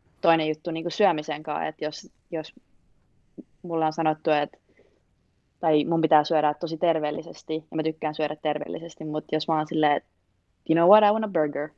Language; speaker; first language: Finnish; native; Finnish